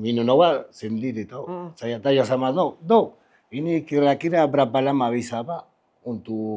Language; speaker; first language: Indonesian; non-native, fluent; Spanish